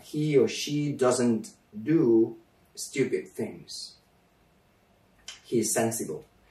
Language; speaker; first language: English; non-native, fluent; Spanish